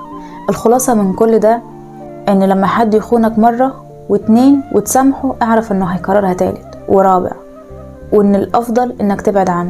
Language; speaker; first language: Arabic; native; Arabic